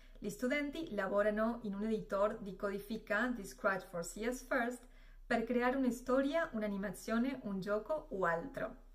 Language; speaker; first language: Italian; non-native, fluent; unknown